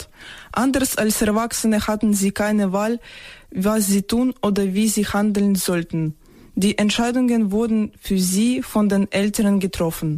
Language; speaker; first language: German; non-native, fluent; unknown